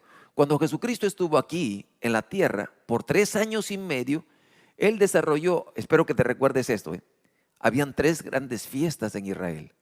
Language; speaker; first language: Spanish; native; Spanish